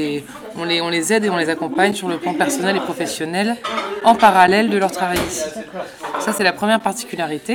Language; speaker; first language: French; native; French